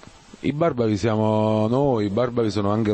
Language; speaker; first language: Italian; native; Italian